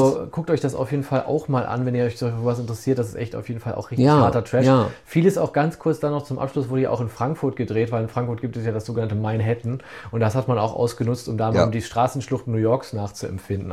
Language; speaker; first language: German; native; German